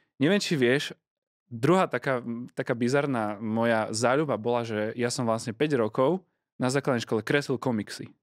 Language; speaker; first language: Slovak; native; Slovak